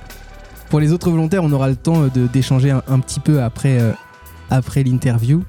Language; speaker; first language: French; native; French